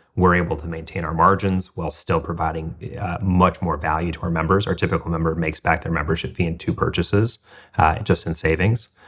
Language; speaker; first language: English; native; English